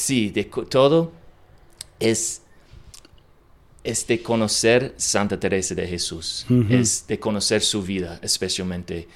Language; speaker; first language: Spanish; non-native, learner; English